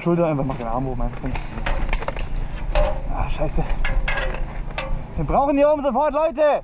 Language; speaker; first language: German; native; German